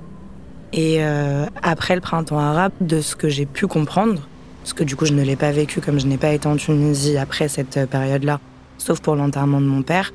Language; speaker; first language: French; native; French